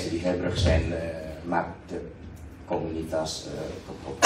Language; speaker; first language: Dutch; non-native, learner; Indonesian